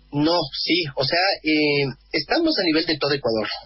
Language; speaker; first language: Spanish; native; Spanish